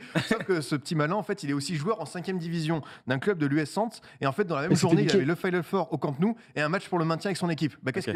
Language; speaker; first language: French; native; French